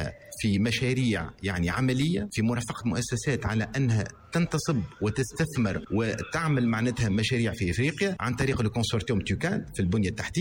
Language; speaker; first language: Arabic; native; Arabic